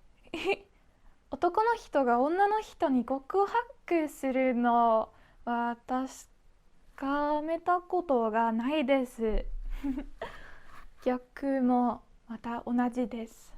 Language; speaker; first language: Japanese; non-native, fluent; Dutch